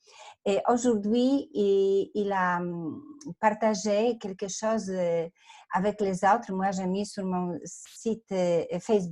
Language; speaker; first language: French; non-native, fluent; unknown